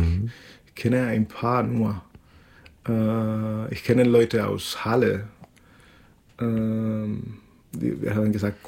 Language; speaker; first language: German; non-native, fluent; Spanish